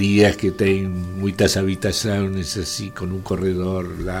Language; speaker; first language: Portuguese; non-native, fluent; Spanish